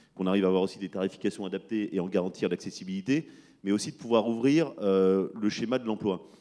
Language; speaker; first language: French; native; French